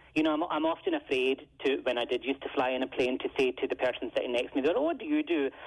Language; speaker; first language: English; native; English